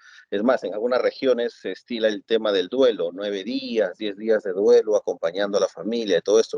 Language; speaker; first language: Spanish; native; Spanish